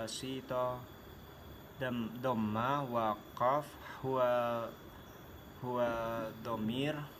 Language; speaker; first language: Arabic; non-native, learner; Indonesian